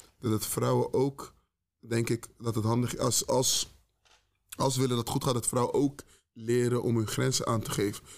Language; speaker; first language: Dutch; early bilingual, other home language; Akan